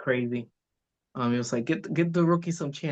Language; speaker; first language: English; native; English